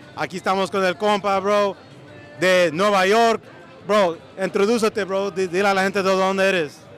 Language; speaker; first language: Spanish; early bilingual, heritage; Spanish